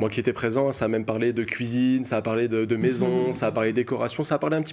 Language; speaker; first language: French; native; French